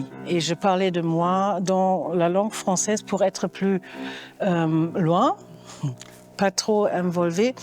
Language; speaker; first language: French; non-native, fluent; German